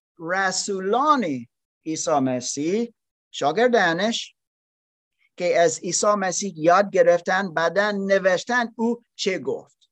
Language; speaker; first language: Persian; non-native, learner; German